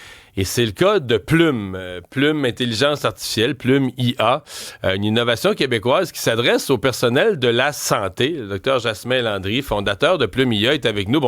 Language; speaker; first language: French; native; French